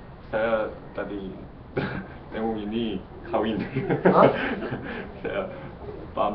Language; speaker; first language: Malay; non-native, learner; Korean